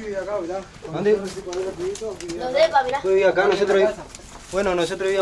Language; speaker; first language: Spanish; native; Spanish